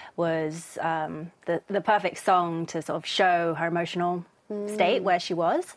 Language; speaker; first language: English; native; English